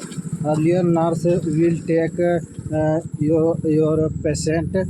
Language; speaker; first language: English; non-native, learner; Hindi